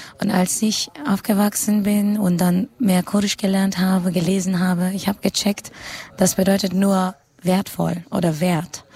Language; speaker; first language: German; non-native, fluent; Kurdish